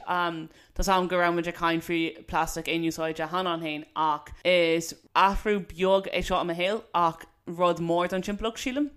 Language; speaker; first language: Irish; non-native, local second language; English